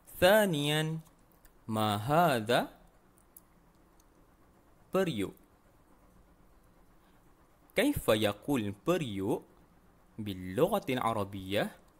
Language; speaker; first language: Arabic; non-native, fluent; Malay